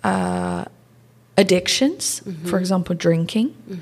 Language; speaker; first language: English; early bilingual, other home language; Portuguese